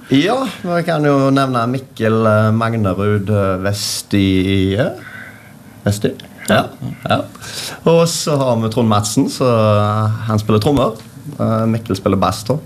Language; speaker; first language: Norwegian; native; Norwegian